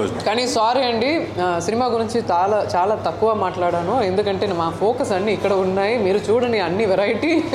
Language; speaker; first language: Telugu; non-native, learner; Tamil